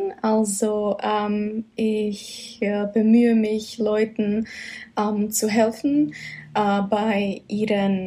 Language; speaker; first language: German; non-native, fluent; Czech